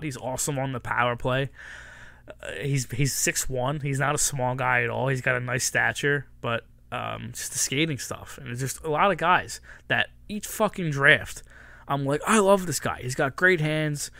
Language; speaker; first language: English; native; English